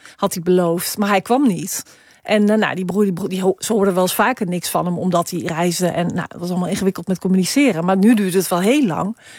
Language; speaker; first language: Dutch; native; Dutch